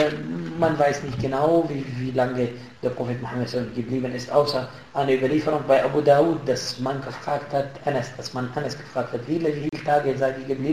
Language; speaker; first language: German; non-native, fluent; Arabic